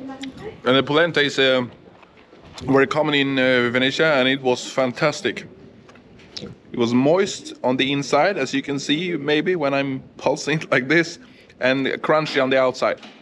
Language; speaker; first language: English; non-native, fluent; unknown